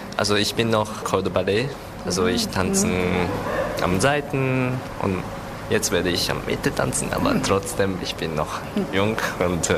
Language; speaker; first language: German; non-native, learner; Japanese